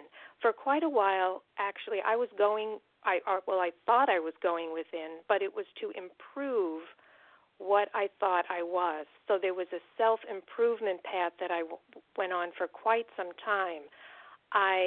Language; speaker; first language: English; native; English